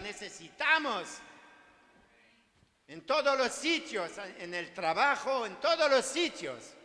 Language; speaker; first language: Spanish; non-native, learner; French